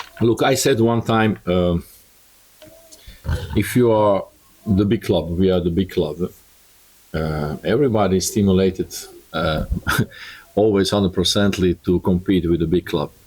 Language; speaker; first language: English; non-native, learner; Croatian